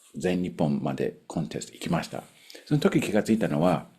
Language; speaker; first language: Japanese; non-native, fluent; English